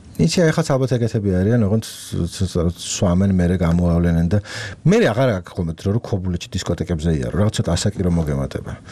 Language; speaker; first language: Georgian; native; Georgian